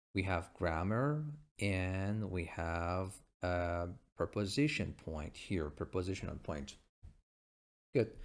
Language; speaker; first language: English; non-native, fluent; Persian